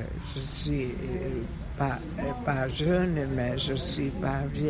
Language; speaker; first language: French; non-native, fluent; Hungarian